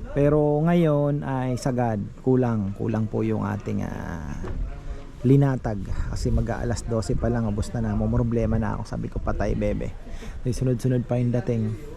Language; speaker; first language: Filipino; native; Filipino